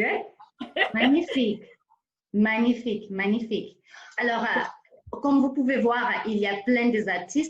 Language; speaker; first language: French; non-native, fluent; English